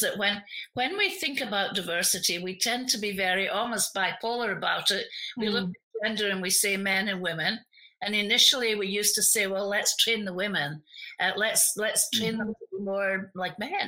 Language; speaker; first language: English; native; English